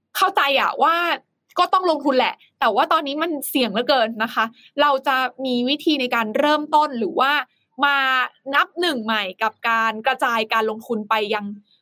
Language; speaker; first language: Thai; native; Thai